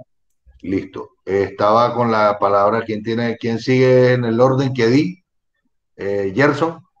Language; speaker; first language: Spanish; native; Spanish